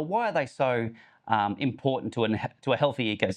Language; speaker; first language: English; native; English